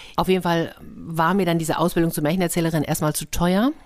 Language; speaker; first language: German; native; German